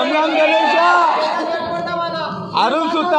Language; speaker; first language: Telugu; non-native, local second language; Hindi